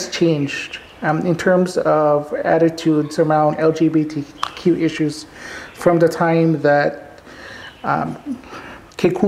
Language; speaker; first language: English; early bilingual, other home language; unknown